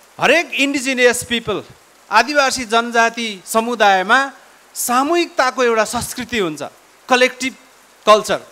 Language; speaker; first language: Nepali; native; Nepali